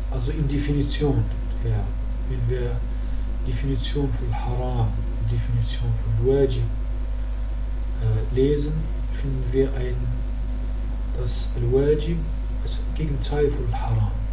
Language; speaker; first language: German; non-native, learner; Arabic